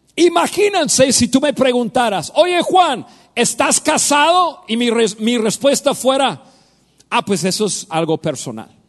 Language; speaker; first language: Spanish; non-native, fluent; English